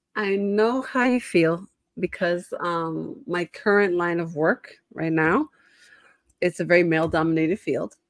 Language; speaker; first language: English; early bilingual, other home language; Spanish